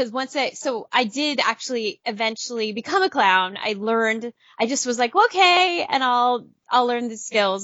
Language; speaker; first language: English; native; English